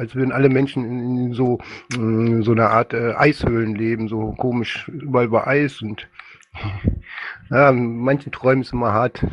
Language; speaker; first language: German; native; German